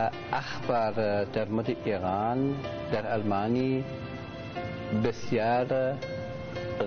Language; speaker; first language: Persian; non-native, learner; German